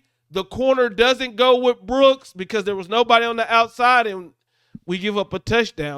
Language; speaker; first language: English; native; English